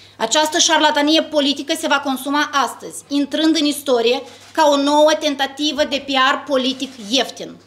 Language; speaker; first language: Romanian; native; Romanian